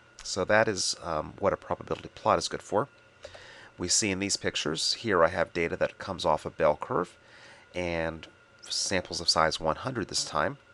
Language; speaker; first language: English; native; English